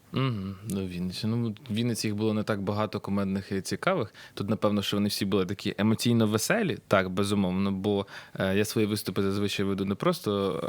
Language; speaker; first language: Ukrainian; non-native, local second language; Russian